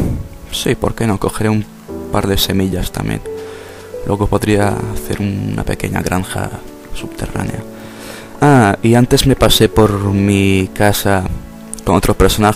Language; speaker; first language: Spanish; native; Spanish